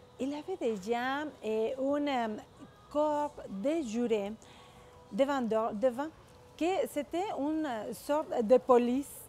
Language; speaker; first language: French; non-native, fluent; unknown